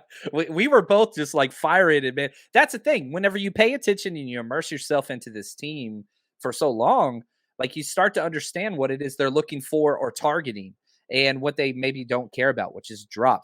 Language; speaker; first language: English; native; English